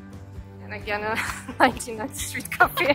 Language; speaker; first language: English; non-native, learner; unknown